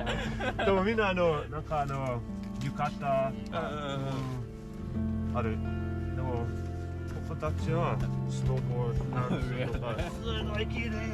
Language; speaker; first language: Japanese; non-native, learner; English